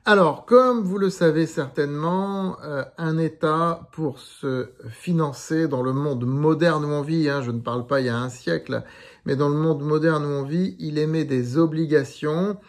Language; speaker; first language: French; native; French